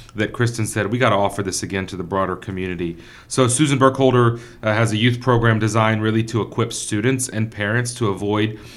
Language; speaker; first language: English; native; English